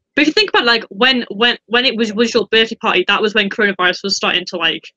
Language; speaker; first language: English; native; English